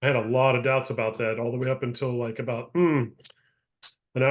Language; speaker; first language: English; native; English